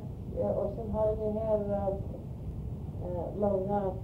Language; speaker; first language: Swedish; early bilingual, heritage; Swedish